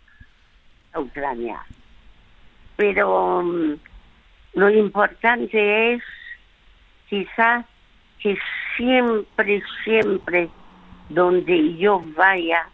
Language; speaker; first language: Spanish; early bilingual, other home language; French